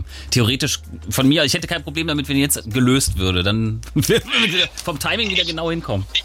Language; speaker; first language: German; native; German